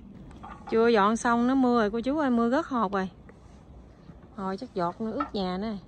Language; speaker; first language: Vietnamese; native; Vietnamese